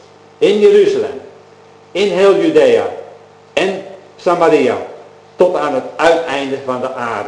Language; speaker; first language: Dutch; native; Dutch